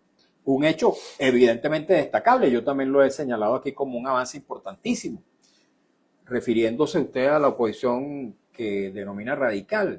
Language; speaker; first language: Spanish; native; Spanish